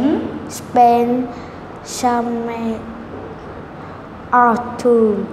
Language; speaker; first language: English; non-native, learner; Vietnamese